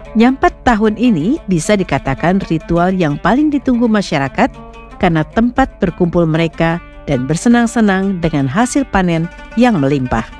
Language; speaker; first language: Indonesian; native; Indonesian